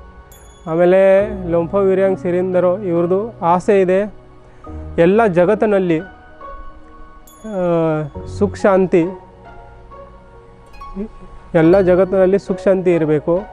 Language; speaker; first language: Kannada; non-native, local second language; Marathi